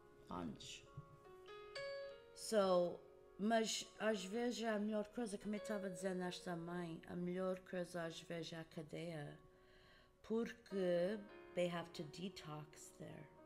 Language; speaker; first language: Portuguese; early bilingual, heritage; Portuguese